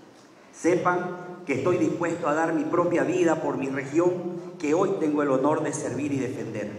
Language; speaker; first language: Spanish; native; Spanish